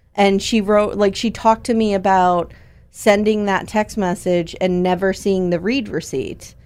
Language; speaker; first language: English; native; English